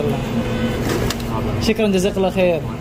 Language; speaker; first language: Arabic; non-native, learner; Indonesian